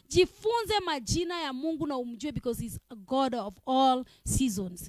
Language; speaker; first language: English; non-native, local second language; Swahili